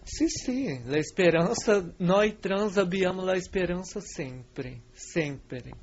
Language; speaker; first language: Italian; non-native, fluent; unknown